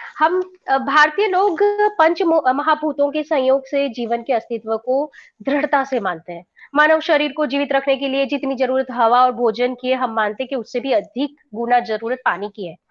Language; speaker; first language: Hindi; non-native, local second language; Gujarati